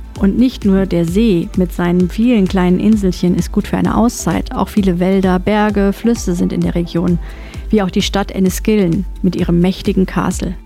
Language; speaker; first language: German; native; German